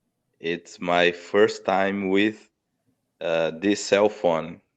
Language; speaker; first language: English; non-native, learner; Portuguese